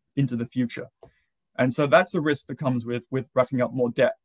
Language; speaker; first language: English; native; English